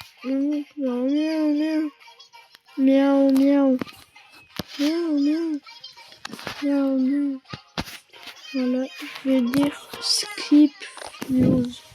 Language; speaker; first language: French; native; French